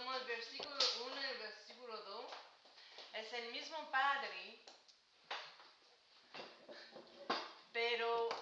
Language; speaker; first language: Spanish; non-native, learner; English